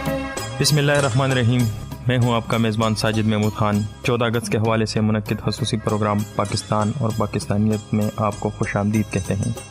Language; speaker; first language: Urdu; non-native, local second language; Pashto